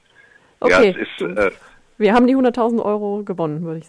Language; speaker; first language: German; native; German